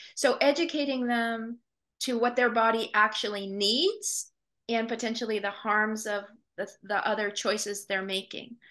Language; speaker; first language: English; native; English